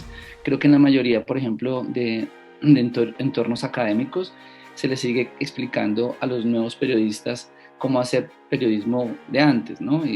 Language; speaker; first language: Spanish; native; Spanish